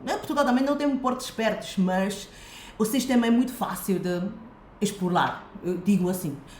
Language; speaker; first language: Portuguese; non-native, fluent; Chinese